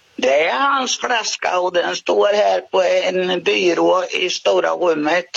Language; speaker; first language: Swedish; native; Swedish